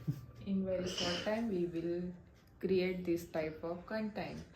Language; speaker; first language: English; non-native, learner; Gujarati